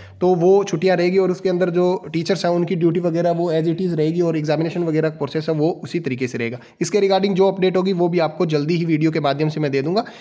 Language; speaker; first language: Hindi; non-native, local second language; Punjabi